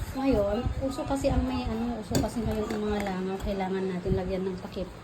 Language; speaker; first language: Filipino; non-native, local second language; Iloko